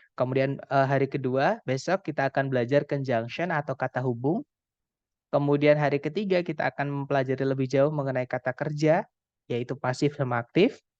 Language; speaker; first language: Indonesian; non-native, local second language; Javanese